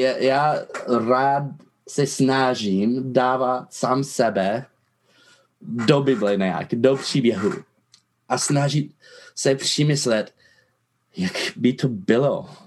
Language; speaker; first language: Czech; non-native, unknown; English